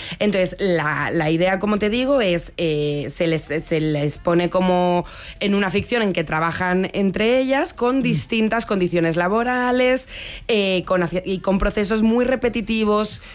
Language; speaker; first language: Spanish; native; Spanish